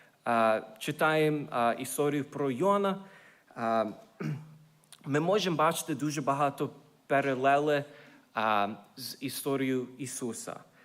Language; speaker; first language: Ukrainian; early bilingual, heritage; Ukrainian